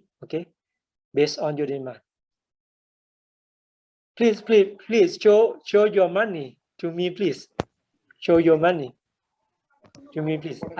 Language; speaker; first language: English; non-native, learner; Thai